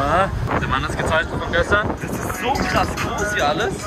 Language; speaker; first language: German; native; German